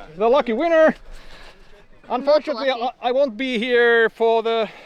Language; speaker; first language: English; non-native, fluent; Finnish